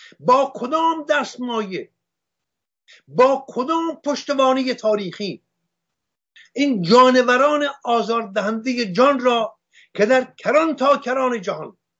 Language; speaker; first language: Persian; non-native, local second language; Armenian